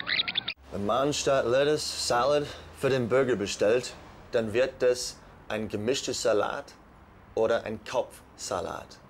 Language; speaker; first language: German; non-native, learner; English